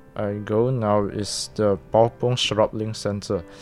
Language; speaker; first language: English; non-native, local second language; Min Nan Chinese